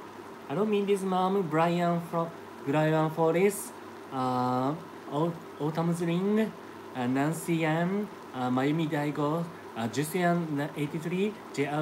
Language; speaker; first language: English; non-native, learner; Japanese